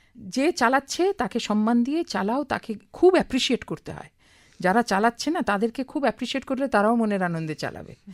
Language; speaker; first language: Bangla; native; Bangla